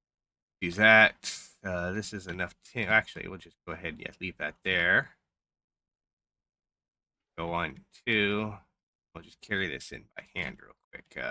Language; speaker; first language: English; native; English